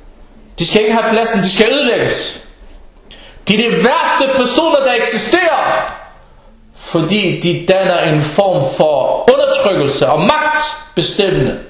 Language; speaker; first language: Danish; non-native, local second language; Arabic